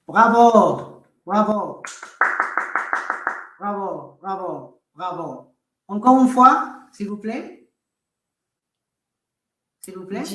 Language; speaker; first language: French; non-native, fluent; Spanish